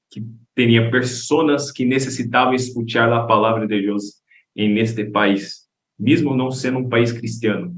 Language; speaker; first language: Spanish; non-native, learner; Portuguese